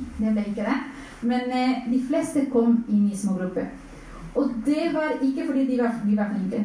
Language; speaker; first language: Norwegian; non-native, fluent; Spanish